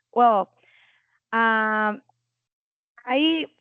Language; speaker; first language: English; non-native, learner; Spanish